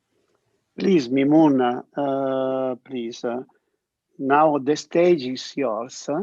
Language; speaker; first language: English; non-native, learner; Italian